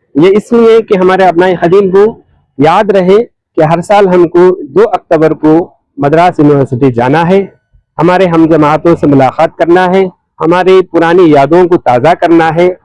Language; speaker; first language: Urdu; native; Urdu